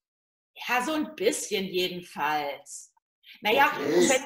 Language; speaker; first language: German; native; German